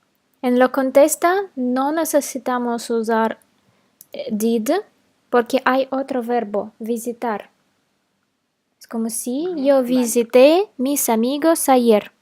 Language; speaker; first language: Spanish; non-native, fluent; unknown